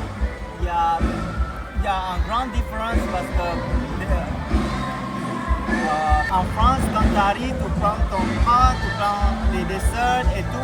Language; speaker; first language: French; non-native, fluent; Thai